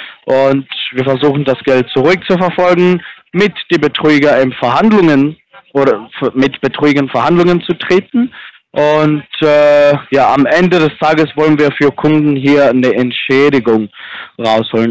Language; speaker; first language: German; non-native, fluent; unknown